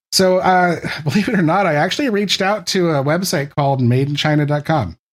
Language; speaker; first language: English; native; English